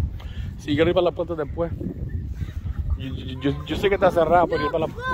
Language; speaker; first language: Spanish; early bilingual, heritage; Spanish